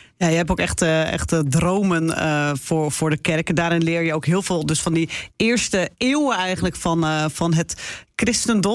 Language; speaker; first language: Dutch; native; Dutch